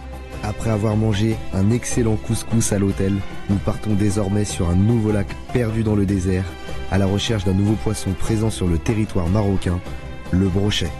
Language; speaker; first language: French; native; French